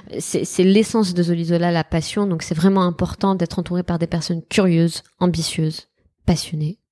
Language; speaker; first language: French; non-native, local second language; Arabic